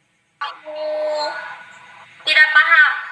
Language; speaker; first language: Indonesian; non-native, learner; Vietnamese